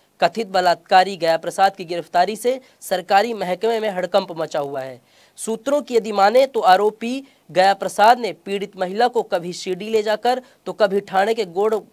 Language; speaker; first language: Hindi; native; Hindi